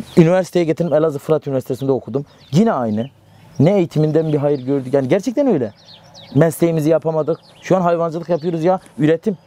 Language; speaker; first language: Turkish; non-native, local second language; Kurdish